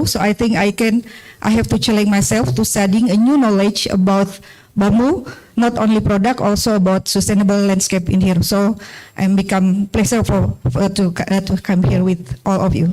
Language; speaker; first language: English; non-native, learner; Indonesian